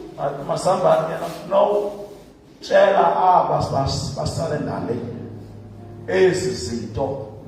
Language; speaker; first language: Zulu; non-native, local second language; Xhosa